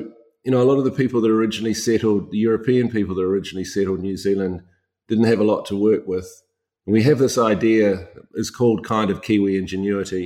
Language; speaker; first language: English; native; English